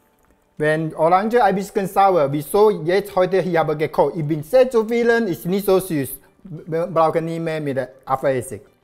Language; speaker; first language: German; non-native, learner; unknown